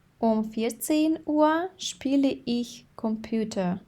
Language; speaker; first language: German; non-native, fluent; Ukrainian